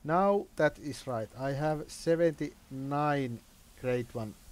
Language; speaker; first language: English; non-native, learner; Finnish